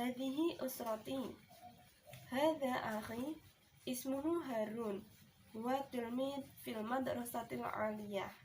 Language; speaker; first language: Arabic; non-native, learner; Indonesian